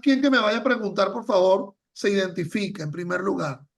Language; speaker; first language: Spanish; native; Spanish